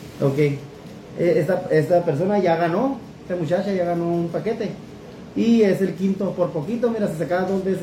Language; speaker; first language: Spanish; native; Spanish